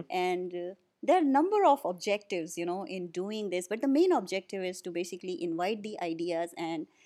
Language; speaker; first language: English; non-native, local second language; Hindi